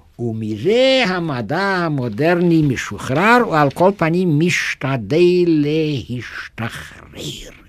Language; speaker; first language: Hebrew; non-native, fluent; German